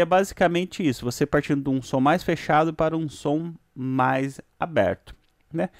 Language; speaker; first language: Portuguese; native; Portuguese